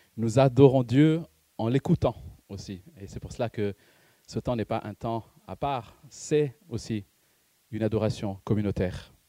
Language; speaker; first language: French; non-native, local second language; Malagasy